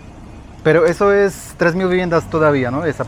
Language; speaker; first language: Spanish; non-native, learner; Slovak